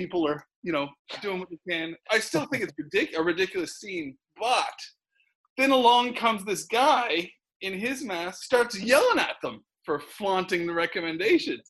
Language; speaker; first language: English; native; English